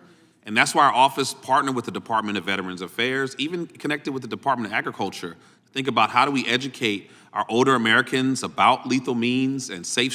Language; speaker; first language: English; native; English